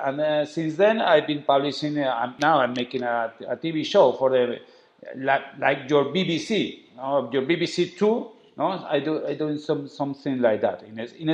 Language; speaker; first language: English; non-native, fluent; Spanish